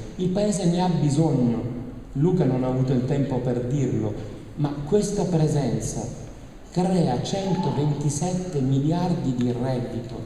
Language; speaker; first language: Italian; native; Italian